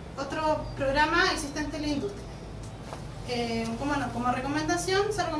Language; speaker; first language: Spanish; native; Spanish